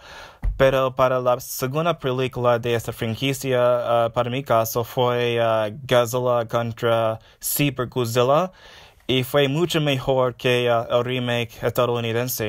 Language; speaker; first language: Spanish; non-native, learner; English